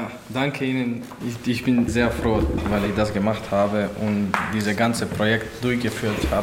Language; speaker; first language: German; non-native, learner; Bosnian